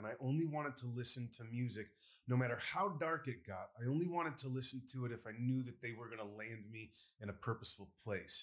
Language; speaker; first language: English; native; English